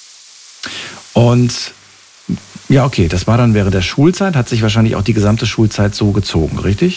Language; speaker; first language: German; native; German